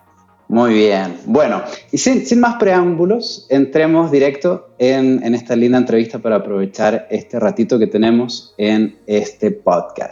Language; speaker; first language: Spanish; native; Spanish